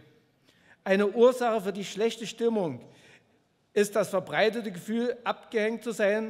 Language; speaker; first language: German; native; German